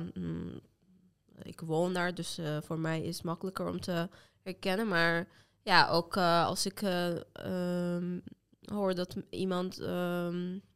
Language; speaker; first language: Dutch; non-native, fluent; Azerbaijani